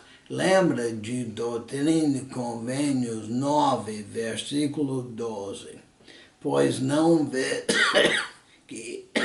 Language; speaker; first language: Portuguese; early bilingual, other home language; English